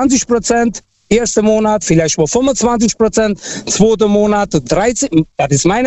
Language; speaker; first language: German; non-native, fluent; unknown